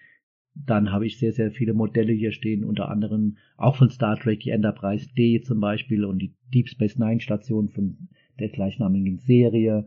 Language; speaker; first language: German; native; German